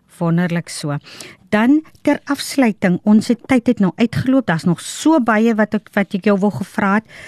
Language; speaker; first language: Afrikaans; native; Afrikaans